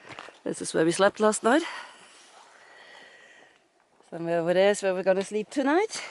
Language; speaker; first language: English; native; English